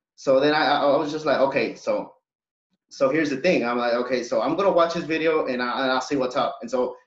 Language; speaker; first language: English; early bilingual, other home language; Spanish